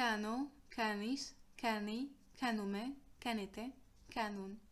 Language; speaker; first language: Greek; non-native, fluent; French